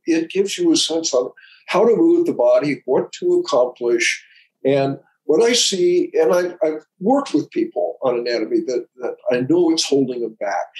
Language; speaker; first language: English; native; English